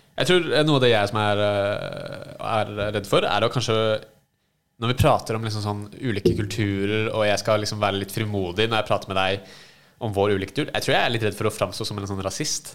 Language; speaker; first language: Norwegian; native; Norwegian